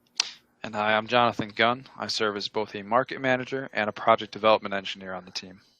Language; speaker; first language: English; native; English